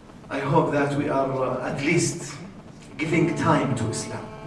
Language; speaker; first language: English; non-native, fluent; Arabic